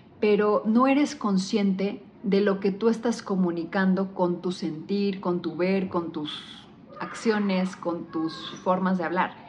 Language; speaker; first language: Spanish; native; Spanish